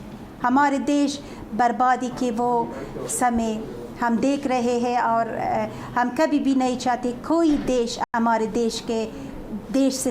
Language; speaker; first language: Hindi; non-native, fluent; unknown